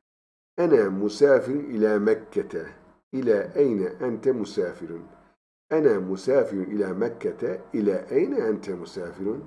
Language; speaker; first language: Arabic; non-native, fluent; Turkish